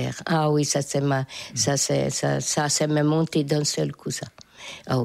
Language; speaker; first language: French; non-native, fluent; Hungarian